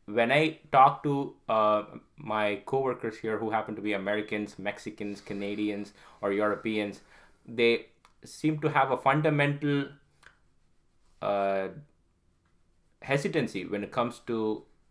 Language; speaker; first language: English; non-native, local second language; Tamil